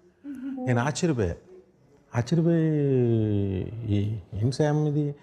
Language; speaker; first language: Telugu; native; Telugu